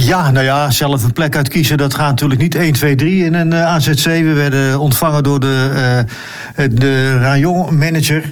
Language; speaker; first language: Dutch; native; Dutch